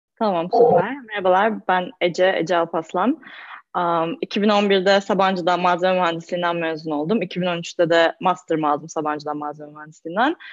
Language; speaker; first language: Turkish; native; Turkish